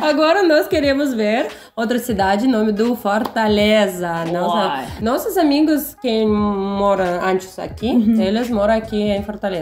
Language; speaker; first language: Portuguese; non-native, learner; Russian